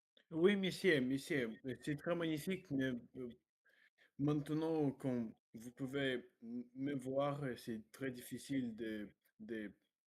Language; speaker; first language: French; non-native, learner; Russian